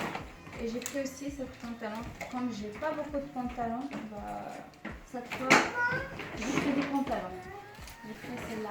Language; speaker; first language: French; non-native, fluent; Arabic